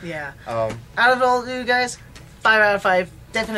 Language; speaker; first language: English; native; English